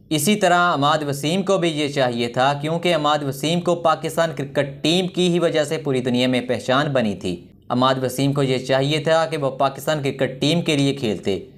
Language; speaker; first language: Urdu; non-native, local second language; Punjabi